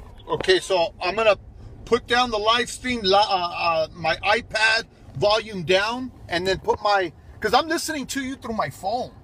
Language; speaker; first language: English; early bilingual, other home language; Spanish